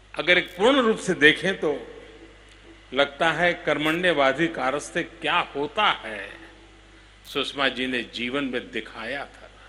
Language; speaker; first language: Hindi; non-native, local second language; Gujarati